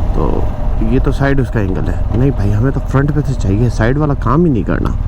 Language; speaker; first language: Urdu; native; Urdu